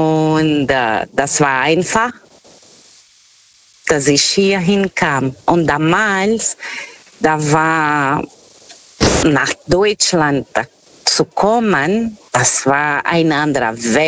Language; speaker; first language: German; non-native, learner; Portuguese